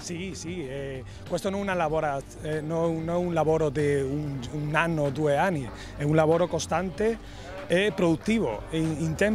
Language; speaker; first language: Italian; non-native, fluent; Spanish